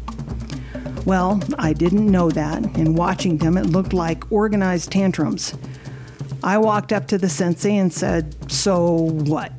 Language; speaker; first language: English; native; English